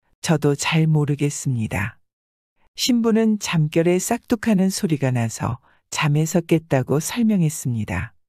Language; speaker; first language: Korean; native; Korean